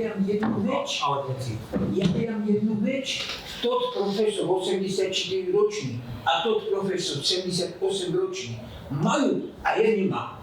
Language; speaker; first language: Slovak; non-native, learner; Russian